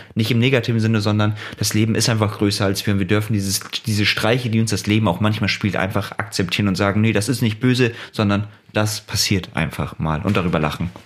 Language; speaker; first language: German; early bilingual, other home language; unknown